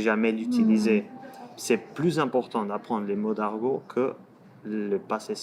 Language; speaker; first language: French; non-native, fluent; Portuguese